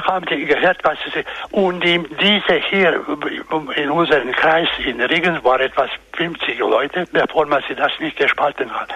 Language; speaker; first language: German; non-native, fluent; Croatian